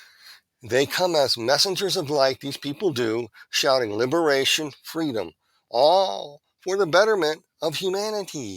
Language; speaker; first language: English; native; English